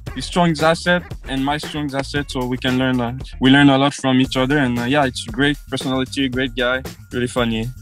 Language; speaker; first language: English; non-native, fluent; French